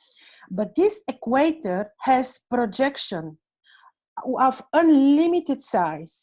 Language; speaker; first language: English; non-native, fluent; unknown